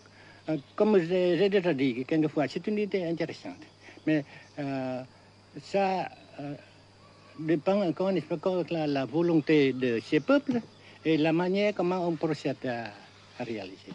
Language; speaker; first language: French; non-native, fluent; Vietnamese